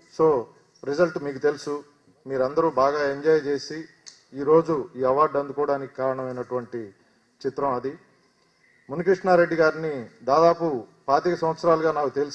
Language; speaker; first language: Telugu; native; Telugu